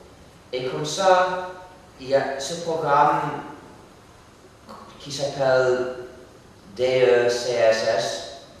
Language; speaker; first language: French; non-native, fluent; English